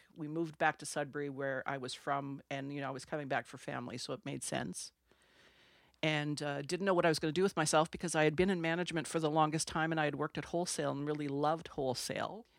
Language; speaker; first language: English; non-native, fluent; French